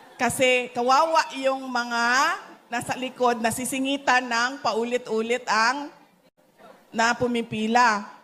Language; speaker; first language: Filipino; non-native, local second language; Cebuano